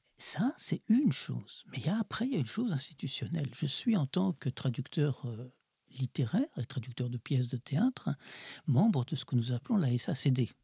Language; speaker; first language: French; early bilingual, other home language; Russian